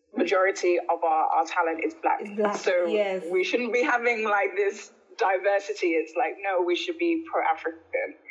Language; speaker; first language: English; native; English